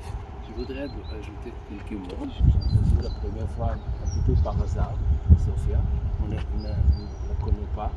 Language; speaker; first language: French; non-native, fluent; Hebrew